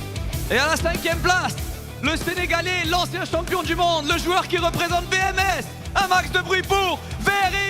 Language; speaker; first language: French; native; French